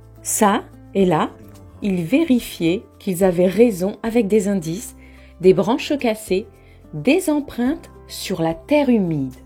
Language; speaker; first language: French; native; French